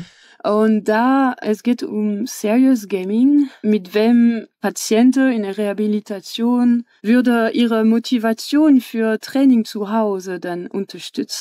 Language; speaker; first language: German; non-native, fluent; French